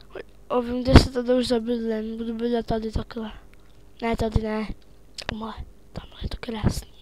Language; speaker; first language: Czech; native; Czech